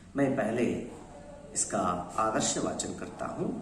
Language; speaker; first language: Hindi; non-native, local second language; Kannada